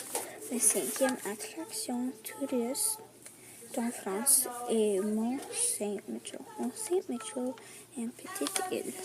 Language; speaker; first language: French; non-native, learner; English